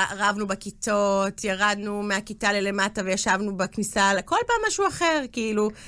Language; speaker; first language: Hebrew; early bilingual, other home language; English